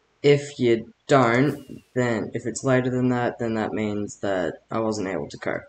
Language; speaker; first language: English; native; English